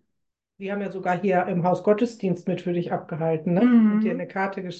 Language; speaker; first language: German; native; German